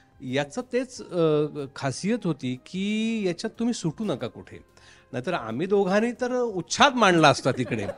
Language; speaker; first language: Marathi; native; Marathi